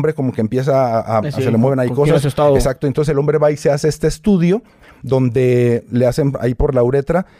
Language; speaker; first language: Spanish; native; Spanish